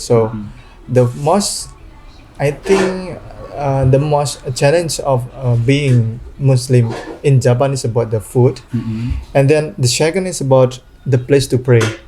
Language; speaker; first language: English; non-native, learner; Indonesian